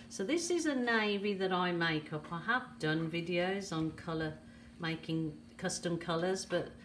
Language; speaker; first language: English; native; English